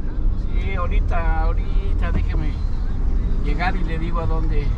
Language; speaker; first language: Spanish; native; Spanish